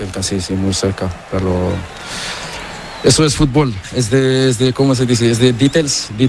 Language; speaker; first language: Spanish; non-native, learner; Portuguese